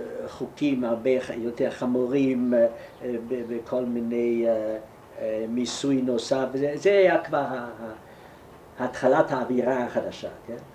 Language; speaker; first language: Hebrew; non-native, fluent; German